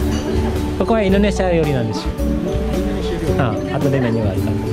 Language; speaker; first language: Japanese; non-native, learner; Indonesian